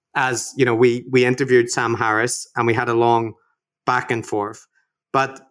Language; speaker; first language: English; native; English